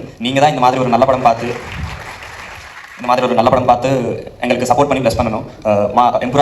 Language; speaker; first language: Tamil; non-native, learner; Malayalam